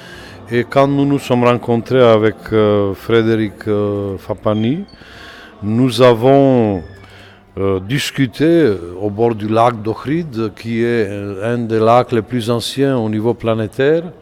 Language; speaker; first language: French; non-native, fluent; Macedonian